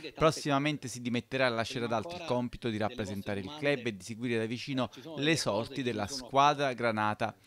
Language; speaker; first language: Italian; native; Italian